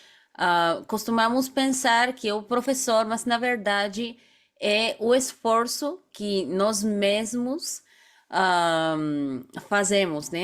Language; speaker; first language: Portuguese; non-native, fluent; Bulgarian